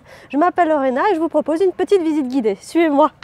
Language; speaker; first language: French; native; French